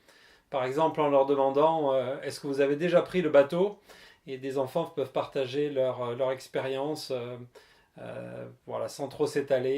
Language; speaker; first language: French; native; French